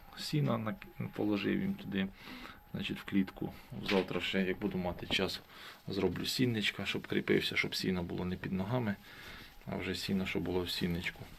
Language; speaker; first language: Ukrainian; native; Ukrainian